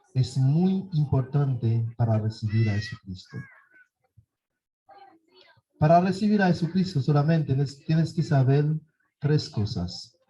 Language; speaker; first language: Spanish; non-native, fluent; Haitian Creole